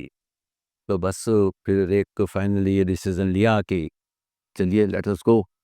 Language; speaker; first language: Hindi; native; Hindi